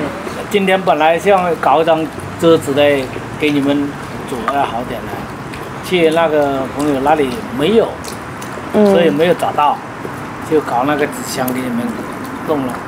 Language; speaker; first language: Chinese; non-native, local second language; Hakka Chinese